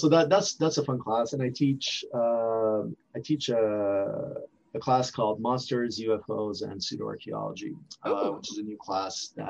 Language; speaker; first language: English; non-native, fluent; French